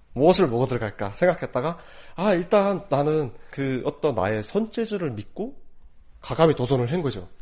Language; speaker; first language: Korean; native; Korean